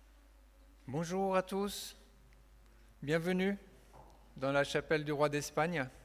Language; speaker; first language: French; native; French